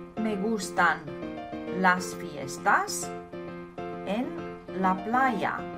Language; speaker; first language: Spanish; non-native, learner; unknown